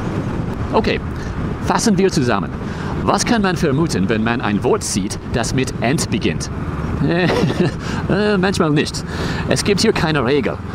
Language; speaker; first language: German; non-native, fluent; English